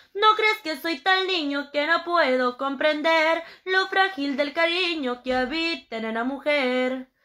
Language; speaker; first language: Spanish; native; Spanish